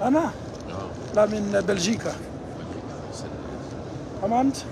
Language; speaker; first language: Arabic; non-native, learner; Bambara